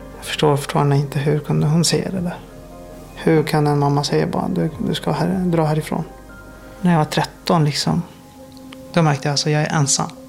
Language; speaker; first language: Swedish; non-native, fluent; Persian